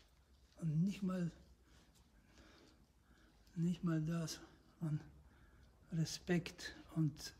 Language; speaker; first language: German; non-native, fluent; Russian